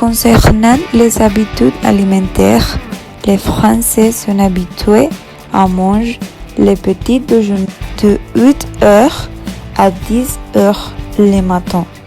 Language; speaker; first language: French; non-native, learner; Spanish